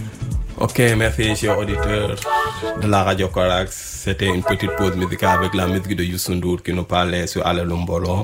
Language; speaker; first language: French; non-native, local second language; Wolof